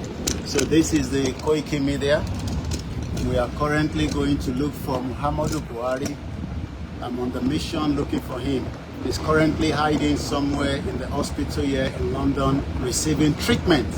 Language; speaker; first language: English; non-native, local second language; Yoruba